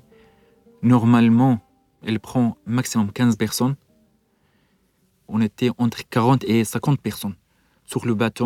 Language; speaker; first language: French; non-native, learner; Arabic